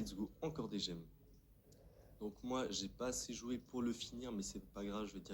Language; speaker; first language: French; native; French